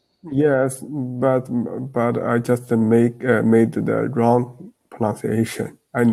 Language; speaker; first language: English; non-native, learner; Chinese